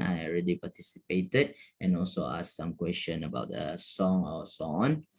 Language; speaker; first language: English; non-native, local second language; Malay